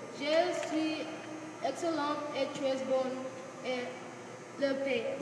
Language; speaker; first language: French; non-native, learner; English